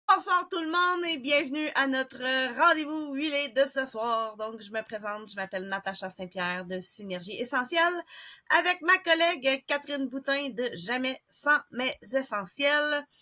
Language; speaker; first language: French; native; French